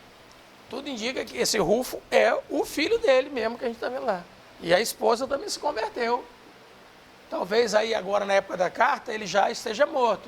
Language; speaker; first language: Portuguese; native; Portuguese